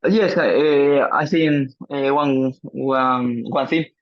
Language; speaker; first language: English; non-native, learner; Spanish